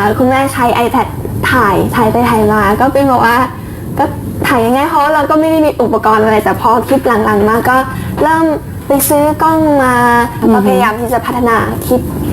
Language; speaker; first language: Thai; early bilingual, other home language; German